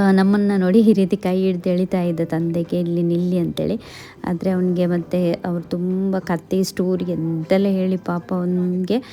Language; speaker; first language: Kannada; native; Kannada